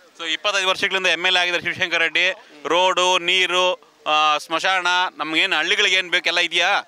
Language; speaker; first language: Kannada; native; Kannada